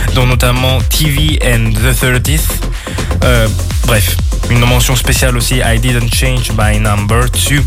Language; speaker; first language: French; non-native, fluent; Portuguese